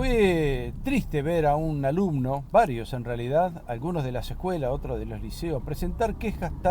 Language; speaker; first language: Spanish; native; Spanish